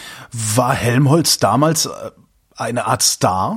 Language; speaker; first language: German; native; German